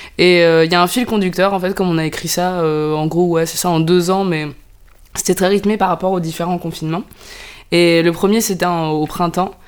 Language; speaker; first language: French; non-native, local second language; Arabic